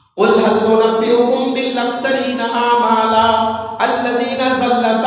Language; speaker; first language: Urdu; native; Urdu